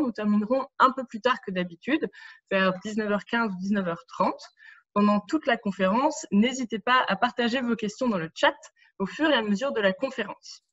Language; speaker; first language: French; native; French